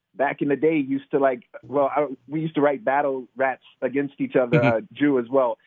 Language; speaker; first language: English; native; English